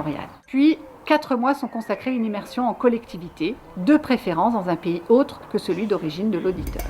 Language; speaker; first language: French; native; French